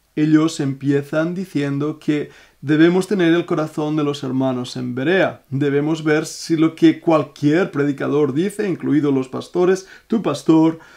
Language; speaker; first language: Spanish; native; Spanish